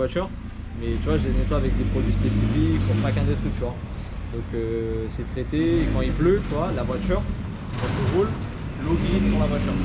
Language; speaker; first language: French; native; French